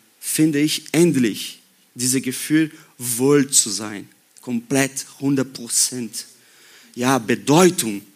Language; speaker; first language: German; non-native, learner; Portuguese